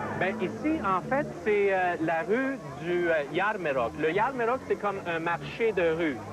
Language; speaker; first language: French; native; French